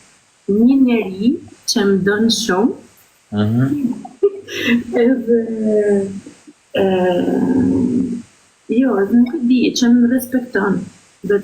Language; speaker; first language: Albanian; early bilingual, heritage; Italian